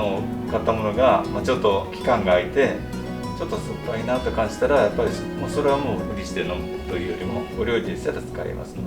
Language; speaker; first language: Japanese; native; Japanese